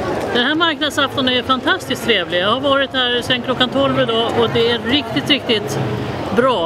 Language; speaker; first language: Swedish; native; Swedish